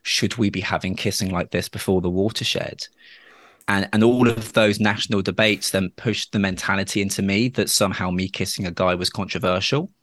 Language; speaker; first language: English; native; English